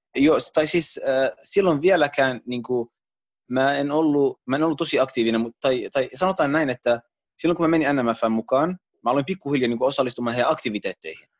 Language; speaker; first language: Finnish; early bilingual, other home language; Arabic